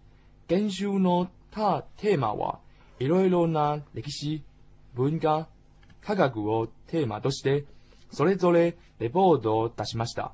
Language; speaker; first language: Japanese; non-native, learner; Chinese